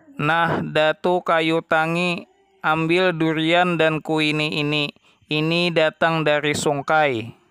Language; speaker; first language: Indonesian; non-native, local second language; Banjar